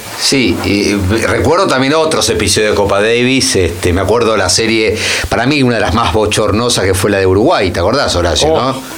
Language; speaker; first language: Spanish; native; Spanish